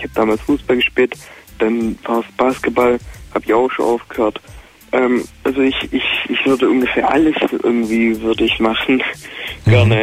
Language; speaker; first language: German; native; German